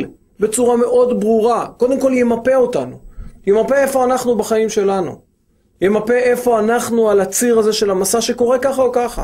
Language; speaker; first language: Hebrew; native; Hebrew